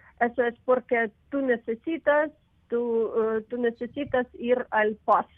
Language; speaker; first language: Spanish; non-native, learner; Ukrainian